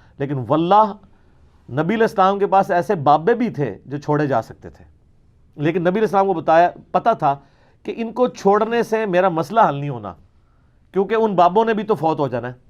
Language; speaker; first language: Urdu; non-native, local second language; Punjabi